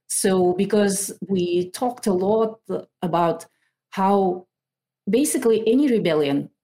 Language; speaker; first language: English; non-native, fluent; Kazakh